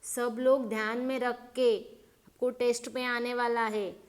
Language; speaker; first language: Hindi; non-native, local second language; Marathi